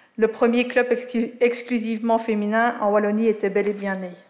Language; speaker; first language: French; native; French